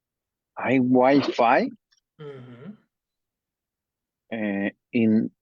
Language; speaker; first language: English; non-native, learner; Spanish